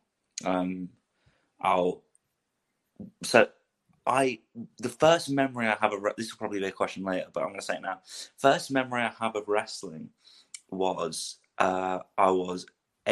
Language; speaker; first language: English; native; English